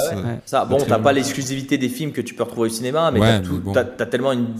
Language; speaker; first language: French; native; French